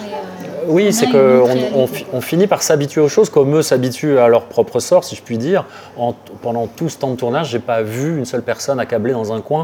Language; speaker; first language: French; native; French